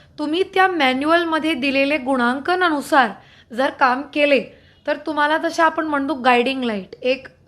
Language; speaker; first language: Marathi; non-native, fluent; Hindi